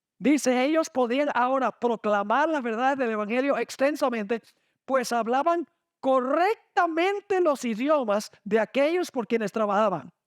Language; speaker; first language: Spanish; non-native, fluent; English